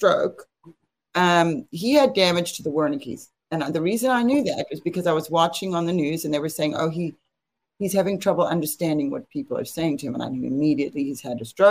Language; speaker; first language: English; native; English